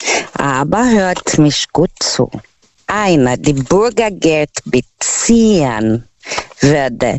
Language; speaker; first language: German; non-native, fluent; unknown